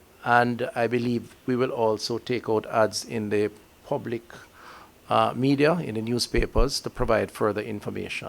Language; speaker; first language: English; native; English